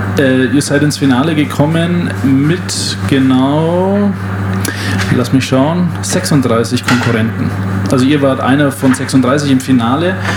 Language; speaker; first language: German; native; German